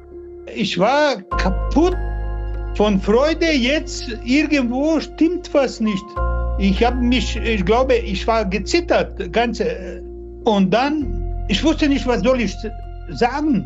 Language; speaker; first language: German; non-native, learner; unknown